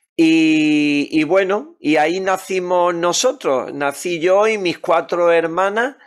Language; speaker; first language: Spanish; native; Spanish